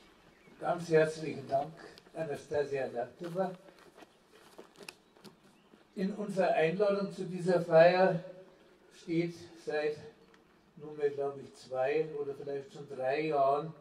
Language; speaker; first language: German; native; German